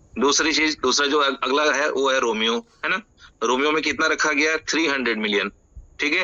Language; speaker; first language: Hindi; native; Hindi